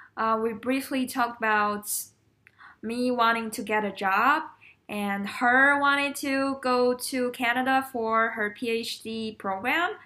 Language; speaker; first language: English; non-native, fluent; Chinese